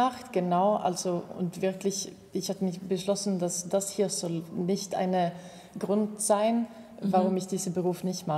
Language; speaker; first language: German; non-native, fluent; Swedish